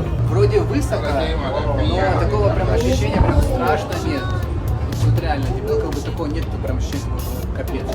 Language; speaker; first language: Russian; native; Russian